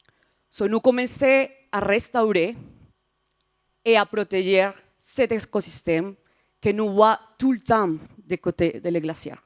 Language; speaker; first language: French; non-native, fluent; Spanish